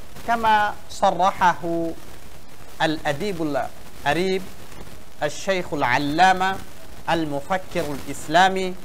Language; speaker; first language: Arabic; non-native, fluent; Bangla